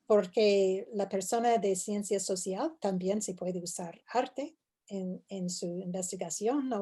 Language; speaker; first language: Spanish; non-native, fluent; English